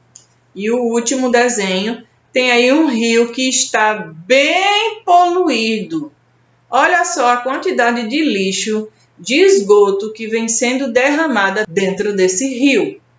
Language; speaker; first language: Portuguese; native; Portuguese